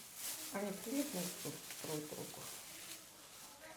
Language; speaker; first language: Russian; non-native, local second language; Azerbaijani